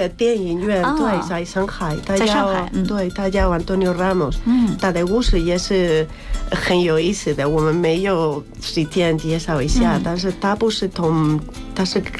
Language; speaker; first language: Chinese; non-native, fluent; Spanish